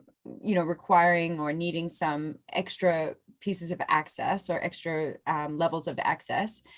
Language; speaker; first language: English; native; English